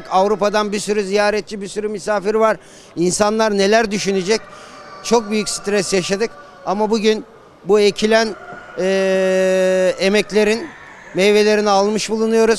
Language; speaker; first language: Turkish; native; Turkish